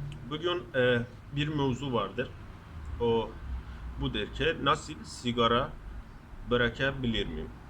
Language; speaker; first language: Turkish; non-native, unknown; Persian